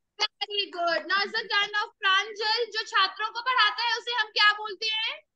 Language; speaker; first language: Hindi; native; Hindi